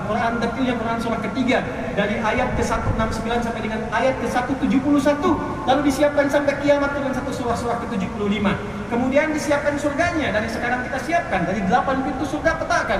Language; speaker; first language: Indonesian; native; Indonesian